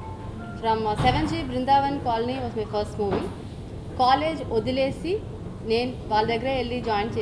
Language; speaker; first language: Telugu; non-native, learner; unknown